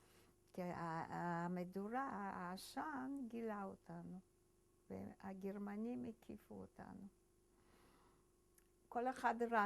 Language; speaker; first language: Hebrew; early bilingual, other home language; Polish